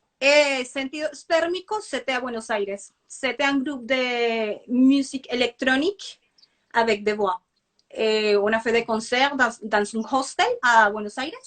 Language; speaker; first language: French; non-native, fluent; Spanish